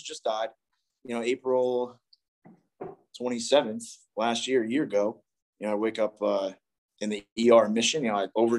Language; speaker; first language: English; native; English